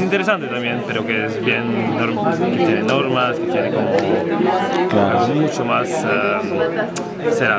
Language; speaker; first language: Spanish; non-native, fluent; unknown